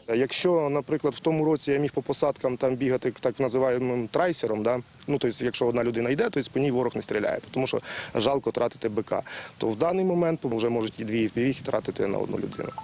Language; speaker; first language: Ukrainian; native; Ukrainian